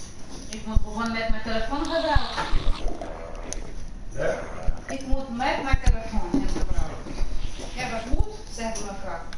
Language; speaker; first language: Dutch; non-native, learner; Portuguese